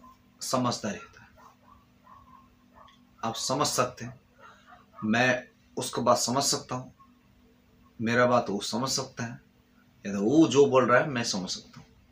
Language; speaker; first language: Hindi; non-native, fluent; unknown